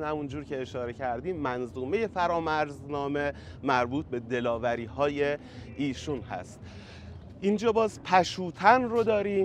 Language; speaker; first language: Persian; native; Persian